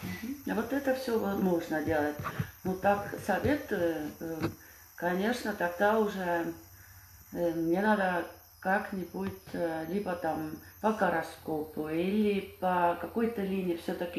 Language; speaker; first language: Russian; non-native, fluent; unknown